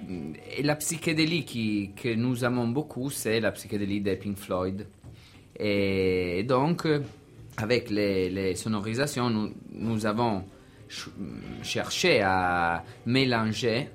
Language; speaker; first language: French; non-native, learner; Italian